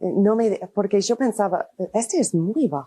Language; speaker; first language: Spanish; non-native, fluent; English